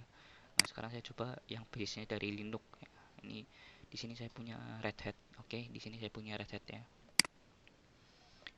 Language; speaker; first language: Indonesian; native; Indonesian